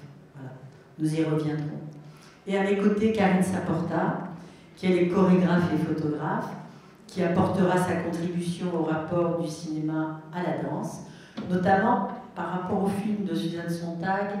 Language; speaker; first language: French; native; French